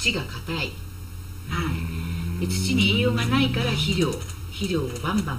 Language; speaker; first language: Japanese; native; Japanese